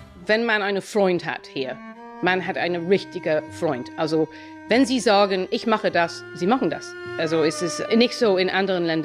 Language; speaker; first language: German; non-native, fluent; English